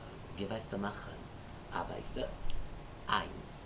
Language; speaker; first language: German; non-native, learner; French